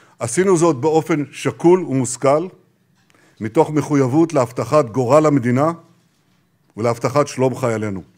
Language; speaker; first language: Hebrew; native; Hebrew